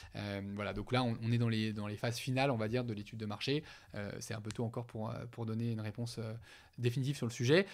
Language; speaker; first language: French; native; French